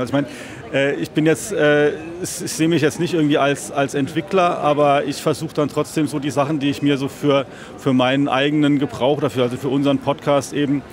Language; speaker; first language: German; native; German